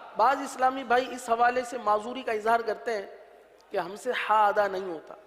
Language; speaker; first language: Urdu; native; Urdu